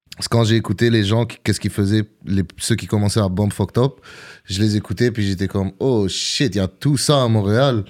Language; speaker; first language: French; early bilingual, other home language; Arabic